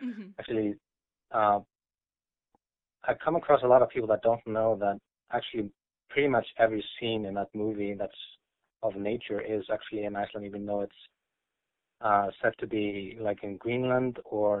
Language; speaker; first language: English; non-native, fluent; Icelandic